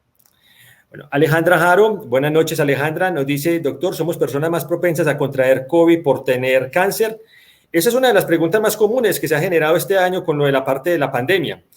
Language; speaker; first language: Spanish; native; Spanish